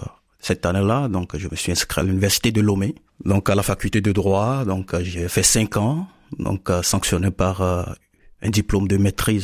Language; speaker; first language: French; non-native, local second language; Ewe